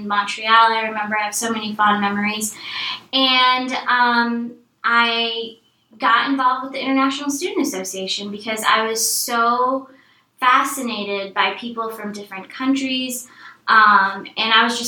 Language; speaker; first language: English; native; English